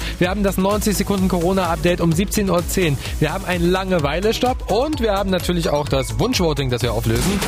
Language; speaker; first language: German; native; German